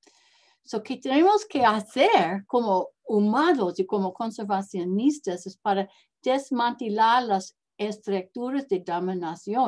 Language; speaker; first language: Spanish; non-native, learner; English